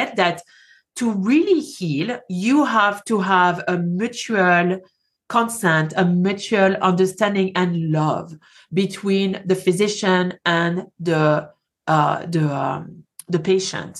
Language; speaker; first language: English; non-native, fluent; French